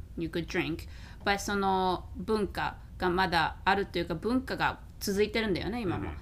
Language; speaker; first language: Japanese; native; Japanese